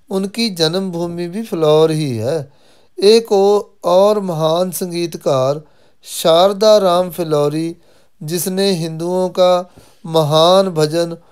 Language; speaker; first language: Hindi; non-native, local second language; Punjabi